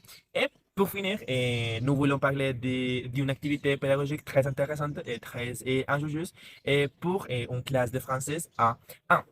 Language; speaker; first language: French; non-native, learner; Spanish